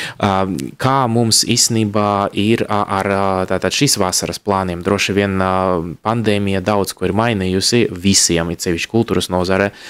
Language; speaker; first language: Latvian; non-native, local second language; Russian